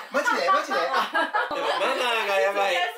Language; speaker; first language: Japanese; native; Japanese